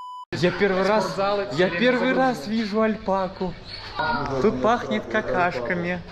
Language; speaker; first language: Russian; native; Russian